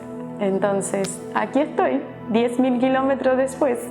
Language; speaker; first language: Spanish; non-native, fluent; Portuguese